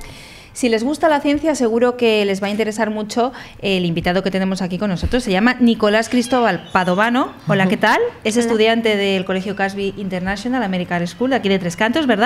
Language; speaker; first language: Spanish; native; Spanish